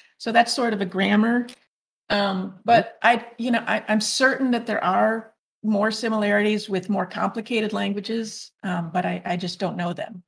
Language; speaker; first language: English; native; English